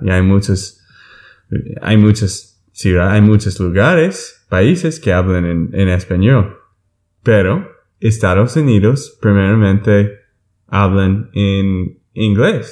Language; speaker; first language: Spanish; non-native, learner; English